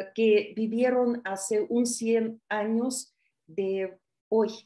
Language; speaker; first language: Spanish; non-native, fluent; Russian